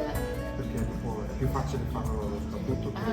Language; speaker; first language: Italian; native; Italian